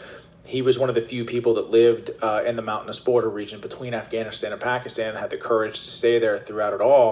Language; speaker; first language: English; native; English